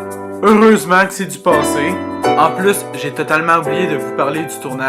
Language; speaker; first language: French; native; French